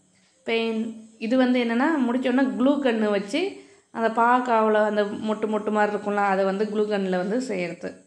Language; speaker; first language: Tamil; native; Tamil